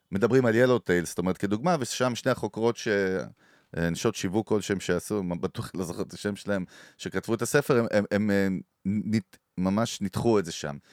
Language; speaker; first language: Hebrew; native; Hebrew